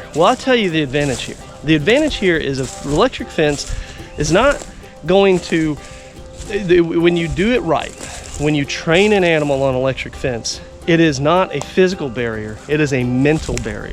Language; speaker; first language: English; native; English